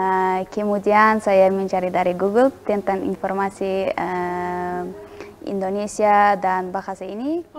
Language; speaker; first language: Indonesian; non-native, learner; Uzbek